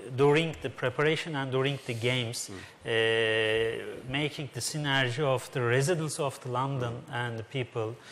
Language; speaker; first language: English; non-native, learner; Turkish